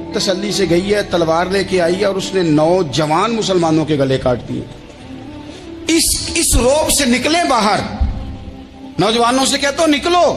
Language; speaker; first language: Urdu; native; Urdu